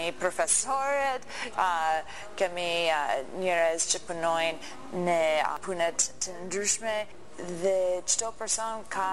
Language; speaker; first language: Albanian; non-native, learner; English